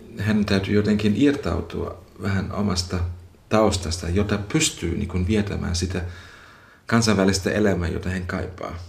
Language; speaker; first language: Finnish; non-native, fluent; German